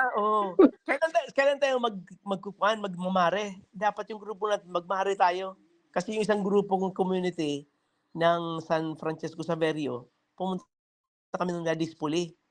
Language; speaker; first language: Filipino; native; Filipino